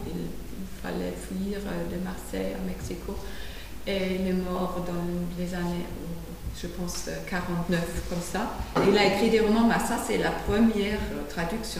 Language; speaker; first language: French; non-native, fluent; German